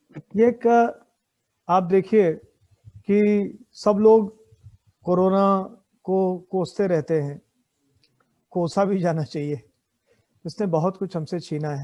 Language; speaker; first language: Hindi; native; Hindi